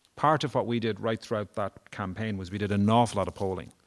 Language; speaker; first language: English; native; English